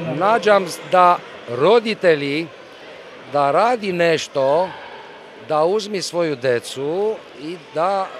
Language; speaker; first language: Bosnian; non-native, fluent; Romanian